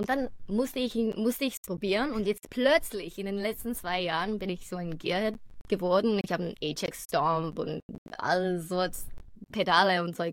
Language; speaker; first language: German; non-native, fluent; English